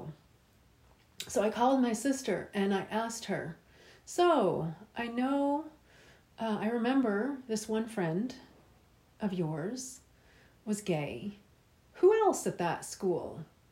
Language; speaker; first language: English; native; English